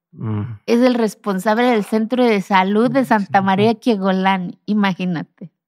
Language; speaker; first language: Spanish; non-native, local second language; Zapotec